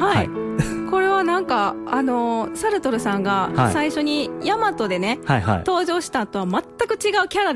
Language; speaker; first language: Japanese; native; Japanese